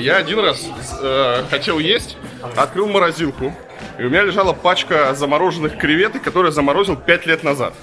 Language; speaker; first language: Russian; native; Russian